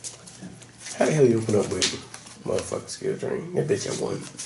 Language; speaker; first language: English; native; English